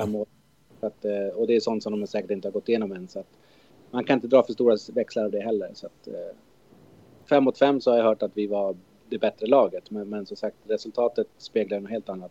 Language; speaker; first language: Swedish; native; Swedish